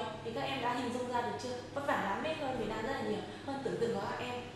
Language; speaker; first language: Vietnamese; native; Vietnamese